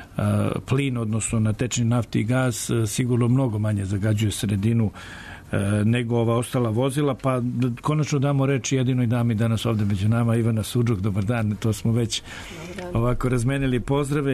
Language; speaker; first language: Serbian; native; Serbian